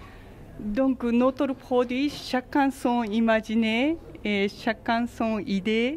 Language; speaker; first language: French; non-native, learner; Japanese